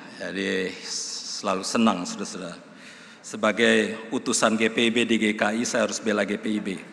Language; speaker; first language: Indonesian; native; Indonesian